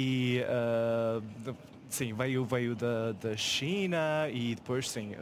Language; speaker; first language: Portuguese; non-native, fluent; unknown